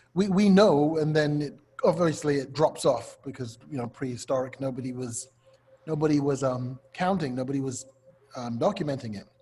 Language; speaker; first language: English; native; English